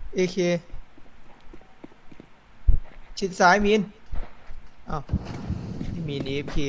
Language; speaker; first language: Thai; native; Thai